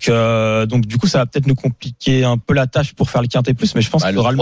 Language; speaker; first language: French; native; French